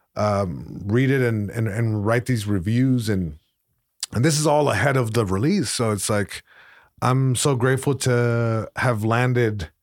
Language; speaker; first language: English; early bilingual, other home language; Spanish